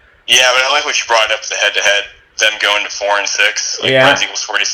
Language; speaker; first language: English; native; English